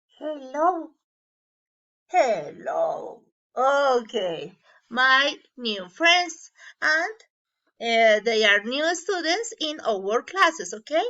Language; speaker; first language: English; non-native, learner; Spanish